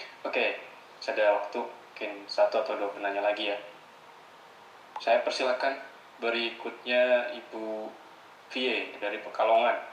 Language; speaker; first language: Malay; native; Malay